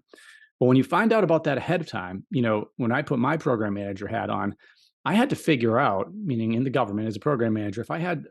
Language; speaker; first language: English; native; English